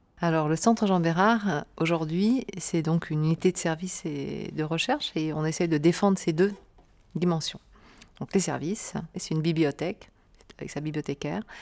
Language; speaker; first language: French; native; French